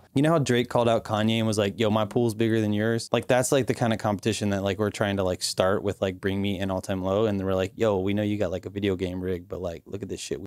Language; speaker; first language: English; native; English